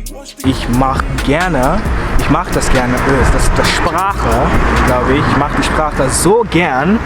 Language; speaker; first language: German; non-native, learner; Zulu